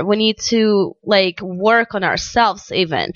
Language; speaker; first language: English; non-native, fluent; Russian